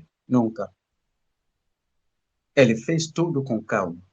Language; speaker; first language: Portuguese; non-native, learner; Bambara